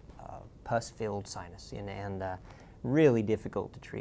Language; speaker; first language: English; native; English